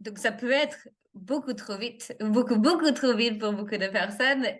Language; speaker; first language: French; non-native, fluent; English